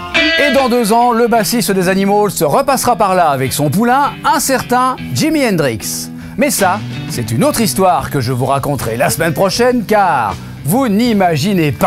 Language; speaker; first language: French; native; French